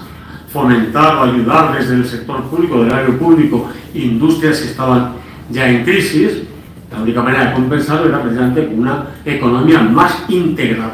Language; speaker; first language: Spanish; native; Spanish